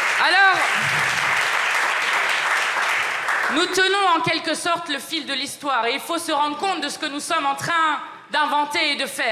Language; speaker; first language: French; native; French